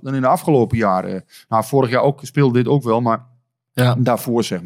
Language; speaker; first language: Dutch; native; Dutch